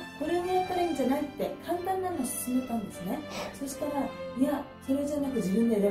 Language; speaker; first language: Japanese; native; Japanese